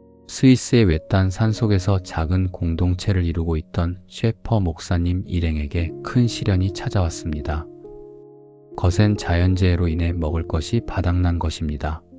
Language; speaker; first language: Korean; native; Korean